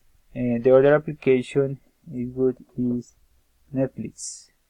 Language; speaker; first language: English; non-native, learner; Spanish